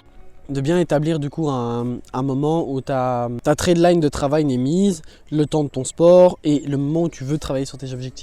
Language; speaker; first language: French; native; French